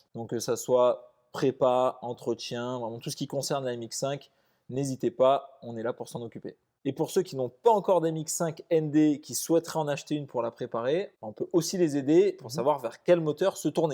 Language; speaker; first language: French; native; French